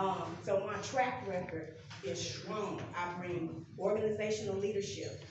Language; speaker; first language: English; native; English